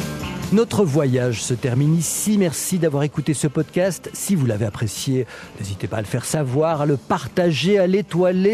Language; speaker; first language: French; native; French